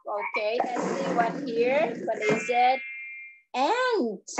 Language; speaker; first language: English; non-native, learner; Vietnamese